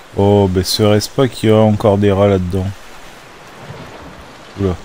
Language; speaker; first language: French; native; French